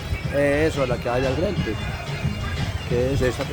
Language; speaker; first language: Spanish; native; Spanish